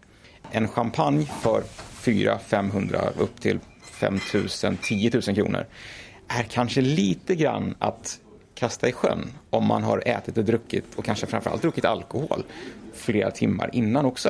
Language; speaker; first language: Swedish; native; Swedish